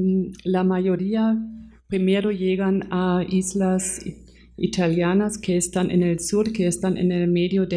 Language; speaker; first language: Spanish; non-native, fluent; German